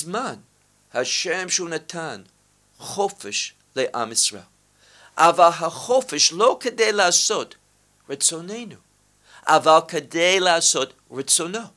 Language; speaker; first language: Hebrew; non-native, fluent; English